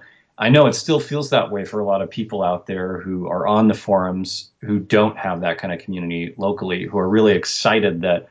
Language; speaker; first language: English; native; English